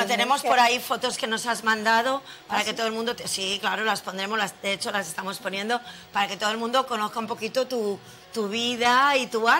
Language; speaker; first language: Spanish; native; Spanish